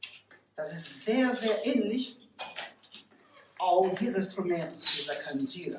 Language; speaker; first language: German; non-native, learner; Portuguese